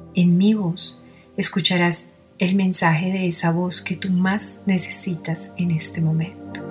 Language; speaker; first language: Spanish; native; Spanish